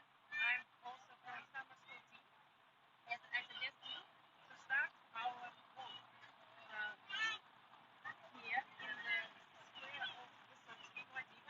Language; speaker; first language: English; non-native, fluent; Russian